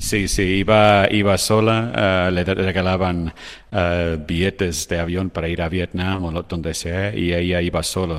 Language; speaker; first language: Spanish; non-native, fluent; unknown